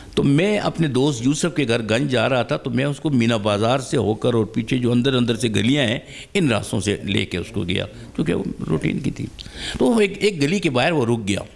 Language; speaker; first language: Urdu; non-native, local second language; Pashto